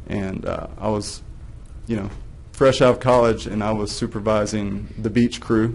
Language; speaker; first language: English; native; English